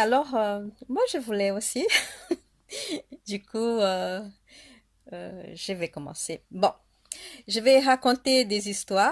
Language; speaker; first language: French; non-native, fluent; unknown